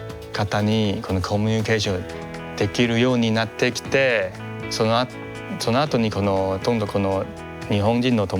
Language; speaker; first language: Japanese; non-native, fluent; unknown